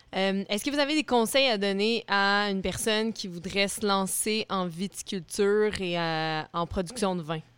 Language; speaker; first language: French; native; French